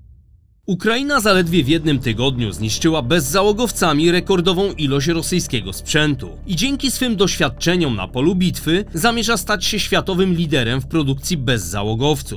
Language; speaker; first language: Polish; native; Polish